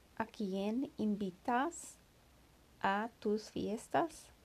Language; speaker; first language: Spanish; non-native, learner; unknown